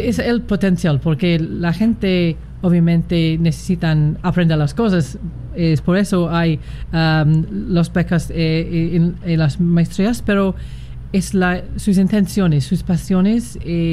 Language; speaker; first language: Spanish; non-native, learner; English